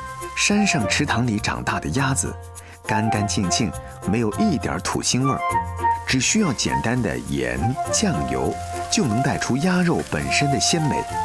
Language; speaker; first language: Chinese; native; Chinese